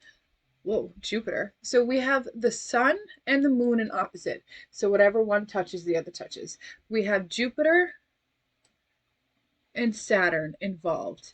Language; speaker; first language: English; native; English